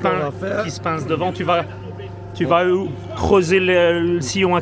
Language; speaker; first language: French; native; French